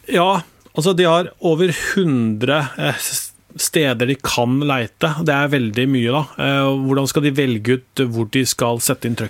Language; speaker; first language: Norwegian; native; Norwegian